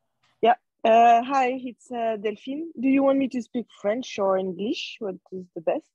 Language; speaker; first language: English; non-native, fluent; French